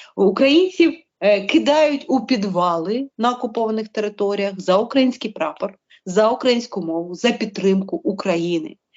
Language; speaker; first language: Ukrainian; native; Ukrainian